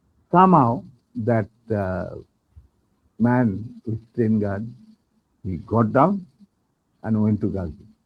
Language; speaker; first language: English; non-native, local second language; Bangla